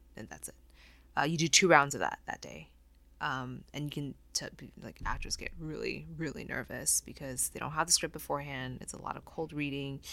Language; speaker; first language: English; non-native, fluent; Chinese